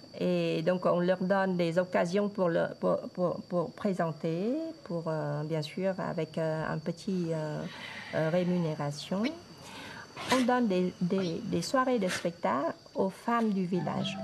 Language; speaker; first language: French; non-native, fluent; Vietnamese